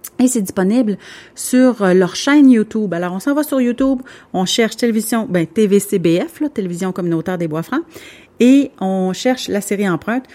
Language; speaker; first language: French; native; French